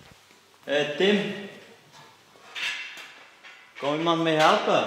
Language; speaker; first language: Dutch; non-native, learner; Armenian